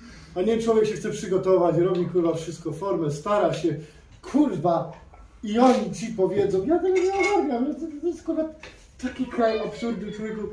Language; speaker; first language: Polish; native; Polish